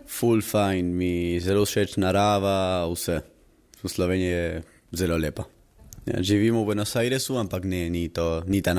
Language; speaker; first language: Slovenian; early bilingual, heritage; Spanish